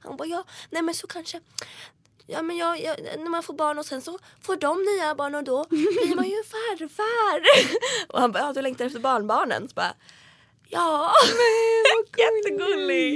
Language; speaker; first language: Swedish; native; Swedish